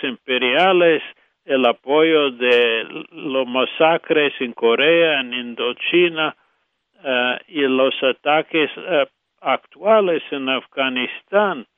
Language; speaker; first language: Spanish; non-native, fluent; English